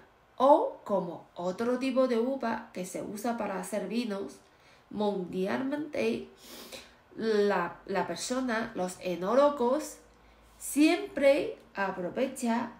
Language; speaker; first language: Spanish; non-native, fluent; Chinese